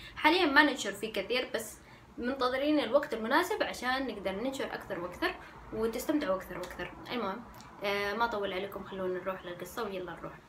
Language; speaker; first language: Arabic; early bilingual, other home language; Korean